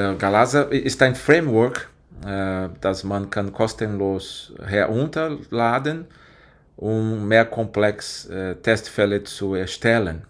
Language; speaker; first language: German; non-native, fluent; Portuguese